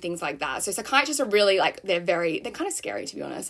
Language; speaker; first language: English; native; English